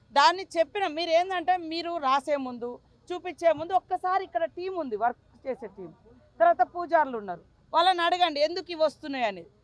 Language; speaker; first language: Telugu; native; Telugu